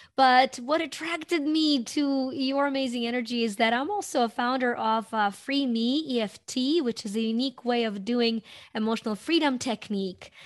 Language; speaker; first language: English; non-native, fluent; Ukrainian